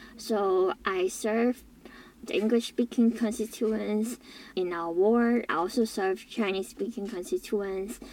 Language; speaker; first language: English; non-native, local second language; Cantonese